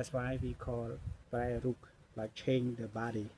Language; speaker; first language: English; non-native, local second language; Khmer